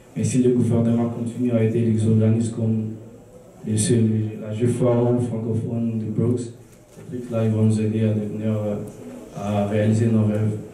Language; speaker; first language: French; early bilingual, other home language; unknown